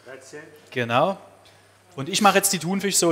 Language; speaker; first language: German; native; German